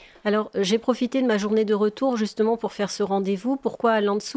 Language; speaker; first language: French; native; French